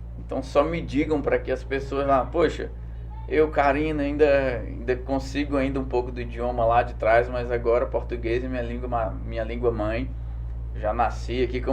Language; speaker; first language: Portuguese; native; Portuguese